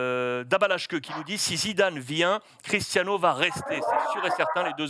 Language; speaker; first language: French; native; French